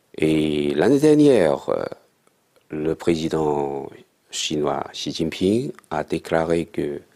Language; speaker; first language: French; non-native, fluent; Chinese